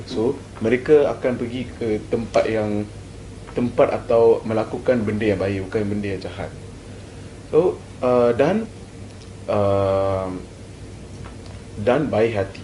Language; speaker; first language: Malay; non-native, local second language; Tamil